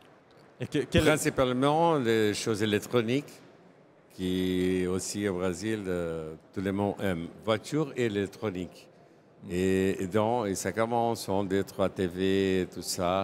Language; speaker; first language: French; non-native, fluent; Portuguese